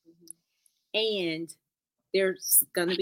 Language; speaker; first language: English; native; English